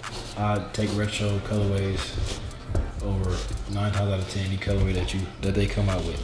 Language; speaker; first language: English; native; English